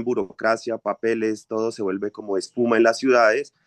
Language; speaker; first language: Spanish; native; Spanish